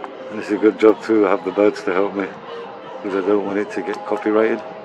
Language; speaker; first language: English; early bilingual, other home language; Spanish